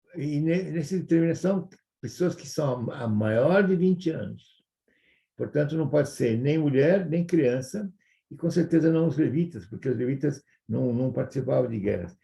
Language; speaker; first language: Portuguese; non-native, fluent; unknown